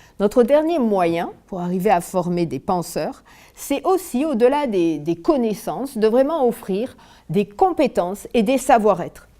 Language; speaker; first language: French; native; French